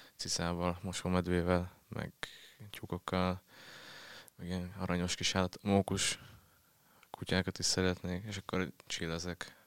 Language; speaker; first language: Hungarian; native; Hungarian